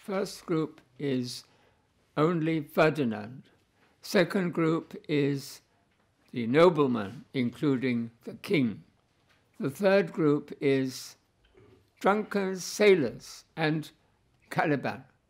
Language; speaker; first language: English; native; English